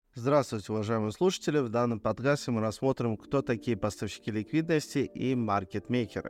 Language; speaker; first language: Russian; native; Russian